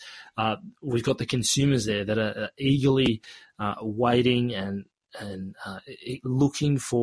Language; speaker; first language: English; native; English